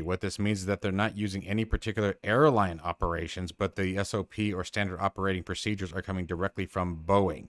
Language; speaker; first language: English; native; English